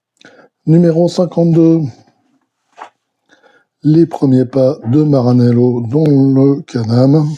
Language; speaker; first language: French; native; French